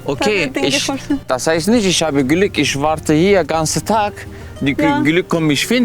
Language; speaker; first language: German; non-native, learner; Turkish